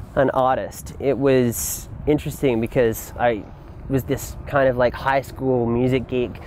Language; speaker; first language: English; native; English